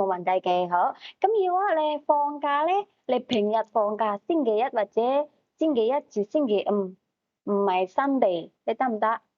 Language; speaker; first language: Cantonese; native; Cantonese